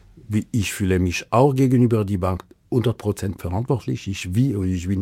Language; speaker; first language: German; non-native, local second language; French